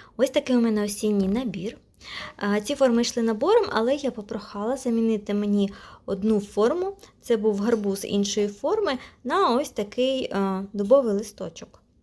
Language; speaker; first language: Ukrainian; non-native, local second language; Russian